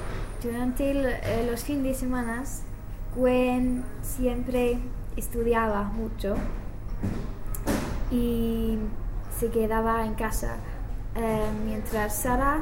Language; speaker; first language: Spanish; non-native, learner; English